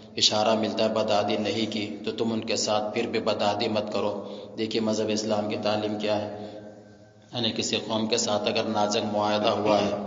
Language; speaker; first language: Urdu; native; Urdu